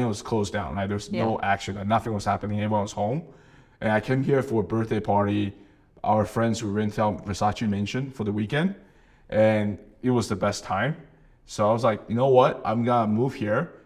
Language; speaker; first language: English; non-native, fluent; Chinese